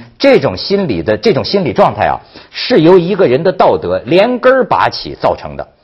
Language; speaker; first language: Chinese; native; Chinese